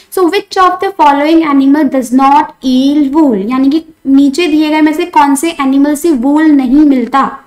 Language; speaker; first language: Hindi; non-native, local second language; Marathi